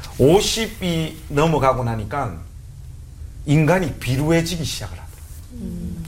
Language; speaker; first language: Korean; native; Korean